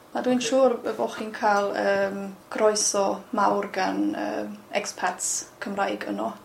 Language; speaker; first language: Welsh; non-native, fluent; German